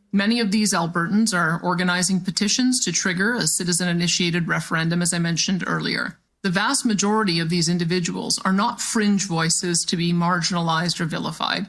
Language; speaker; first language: English; native; English